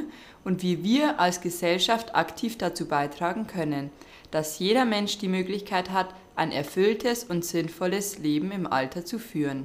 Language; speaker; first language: German; native; German